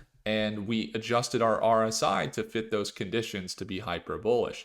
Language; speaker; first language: English; native; English